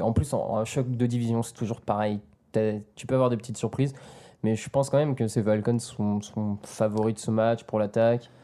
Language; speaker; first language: French; native; French